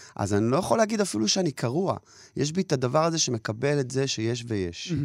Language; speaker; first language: Hebrew; native; Hebrew